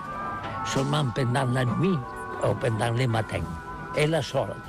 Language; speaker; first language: French; non-native, learner; Catalan